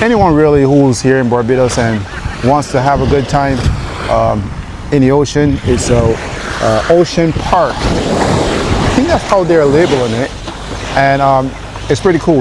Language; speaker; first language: English; native; English